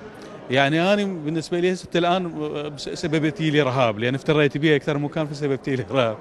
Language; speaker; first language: Arabic; native; Arabic